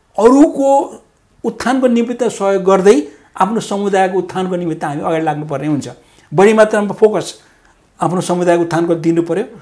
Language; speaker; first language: Nepali; non-native, local second language; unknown